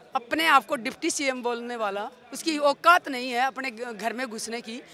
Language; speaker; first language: Hindi; native; Hindi